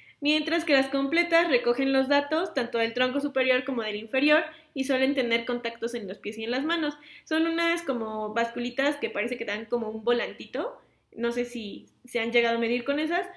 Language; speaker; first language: Spanish; native; Spanish